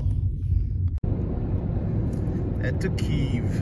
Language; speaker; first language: Russian; non-native, learner; English